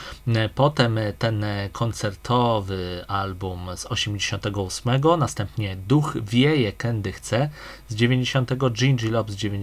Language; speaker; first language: Polish; native; Polish